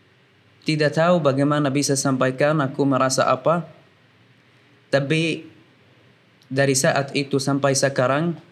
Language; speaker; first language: Indonesian; non-native, fluent; Arabic